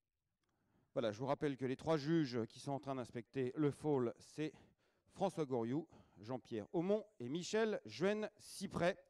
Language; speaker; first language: French; native; French